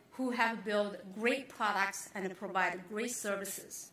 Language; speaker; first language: English; non-native, fluent; Chinese